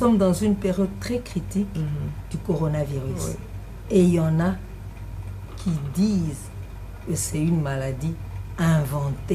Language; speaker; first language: French; non-native, local second language; Lingala